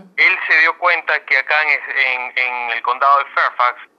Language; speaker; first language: Spanish; native; Spanish